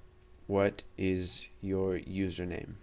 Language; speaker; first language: English; native; English